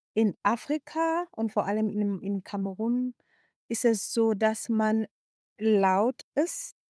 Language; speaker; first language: German; non-native, fluent; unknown